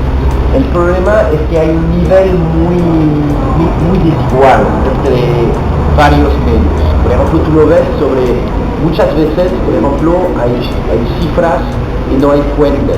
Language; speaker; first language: Spanish; non-native, fluent; French